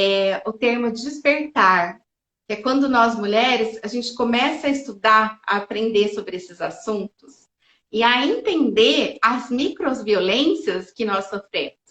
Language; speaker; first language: Portuguese; native; Portuguese